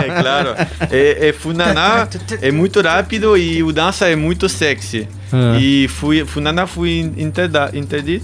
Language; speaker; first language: Portuguese; non-native, learner; German